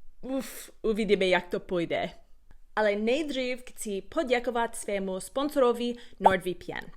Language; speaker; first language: Czech; non-native, learner; English